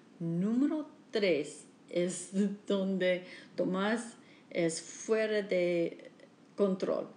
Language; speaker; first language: Spanish; non-native, learner; English